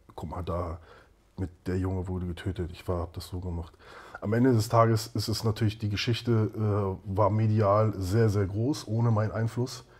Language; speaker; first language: German; native; German